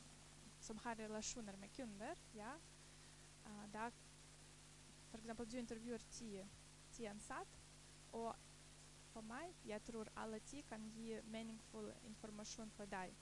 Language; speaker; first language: Norwegian; non-native, fluent; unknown